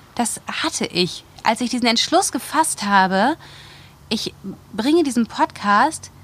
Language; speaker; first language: German; native; German